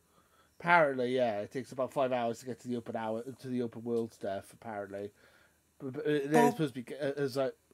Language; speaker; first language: English; native; English